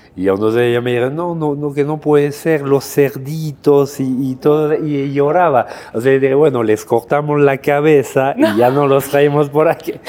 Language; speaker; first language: Spanish; non-native, fluent; French